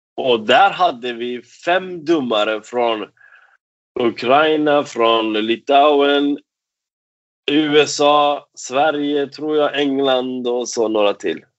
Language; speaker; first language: Swedish; non-native, fluent; Persian